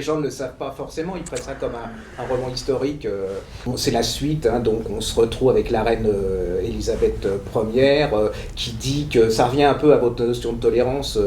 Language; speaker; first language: French; native; French